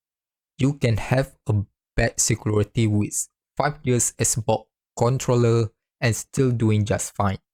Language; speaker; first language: English; non-native, fluent; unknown